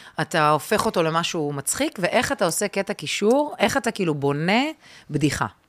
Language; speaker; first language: Hebrew; early bilingual, other home language; Russian